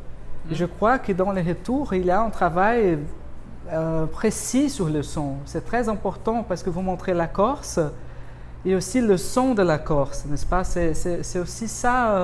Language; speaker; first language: French; non-native, fluent; Portuguese